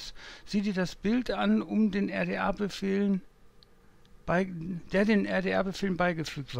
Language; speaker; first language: German; native; German